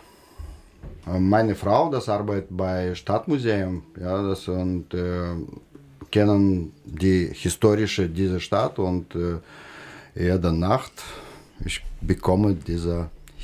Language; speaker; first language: German; non-native, learner; Russian